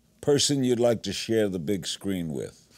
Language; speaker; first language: English; native; English